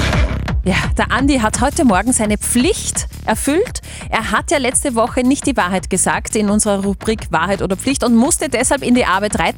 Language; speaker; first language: German; native; German